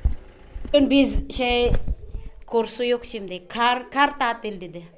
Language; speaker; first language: Turkish; non-native, learner; Filipino